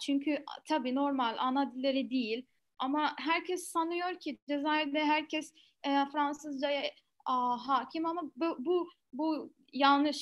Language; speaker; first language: Turkish; non-native, fluent; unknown